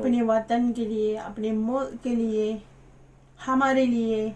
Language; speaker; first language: Hindi; non-native, learner; Malay